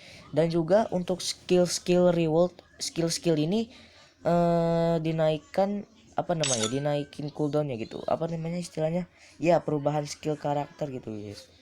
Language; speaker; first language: Indonesian; native; Indonesian